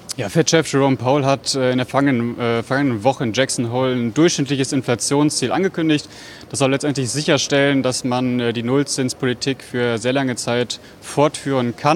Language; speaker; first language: German; native; German